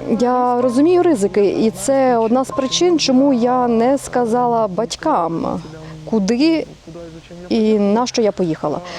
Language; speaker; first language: Ukrainian; non-native, fluent; Russian